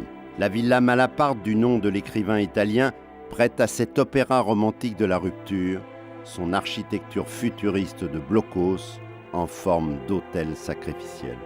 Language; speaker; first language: French; native; French